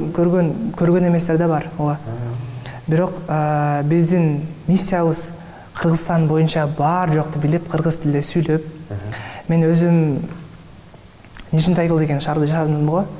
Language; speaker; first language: Kyrgyz; early bilingual, heritage; Kyrgyz